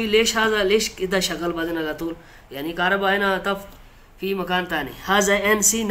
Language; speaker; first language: Arabic; non-native, learner; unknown